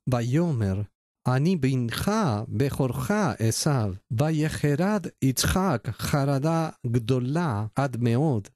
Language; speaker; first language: Hebrew; non-native, learner; Spanish